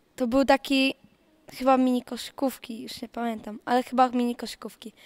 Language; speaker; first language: Polish; native; Polish